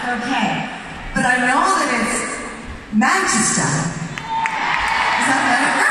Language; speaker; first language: English; native; English